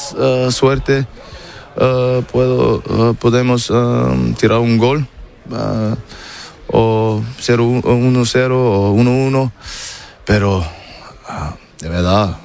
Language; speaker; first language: Spanish; non-native, learner; German